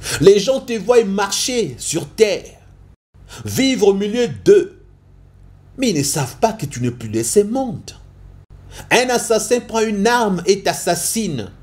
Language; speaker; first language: French; non-native, local second language; Lingala